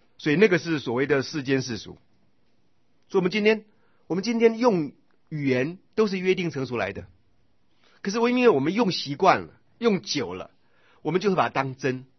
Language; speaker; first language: Chinese; native; Chinese